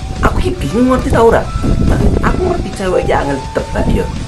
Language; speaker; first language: Indonesian; non-native, local second language; Javanese